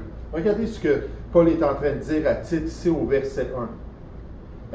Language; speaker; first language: French; native; French